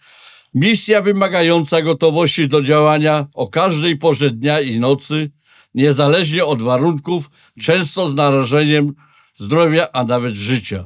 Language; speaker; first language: Polish; native; Polish